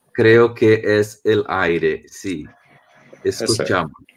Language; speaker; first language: Spanish; non-native, learner; Portuguese